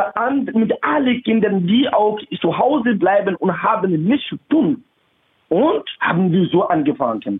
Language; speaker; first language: German; non-native, fluent; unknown